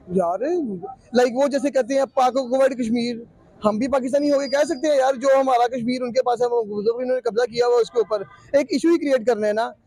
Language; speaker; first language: Urdu; native; Urdu